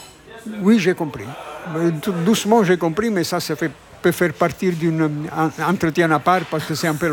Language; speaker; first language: French; non-native, fluent; Italian